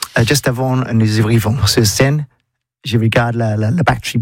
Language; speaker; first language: French; non-native, learner; English